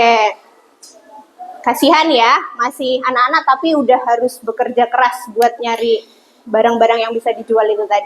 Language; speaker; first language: Indonesian; native; Indonesian